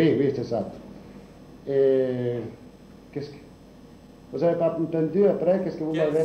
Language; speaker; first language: French; non-native, learner; Italian